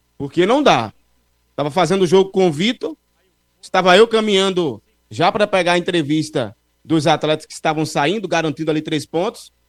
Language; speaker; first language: Portuguese; native; Portuguese